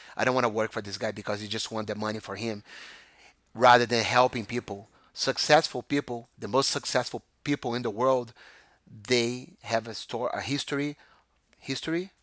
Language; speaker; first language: English; non-native, fluent; Portuguese